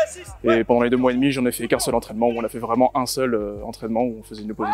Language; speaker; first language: French; native; French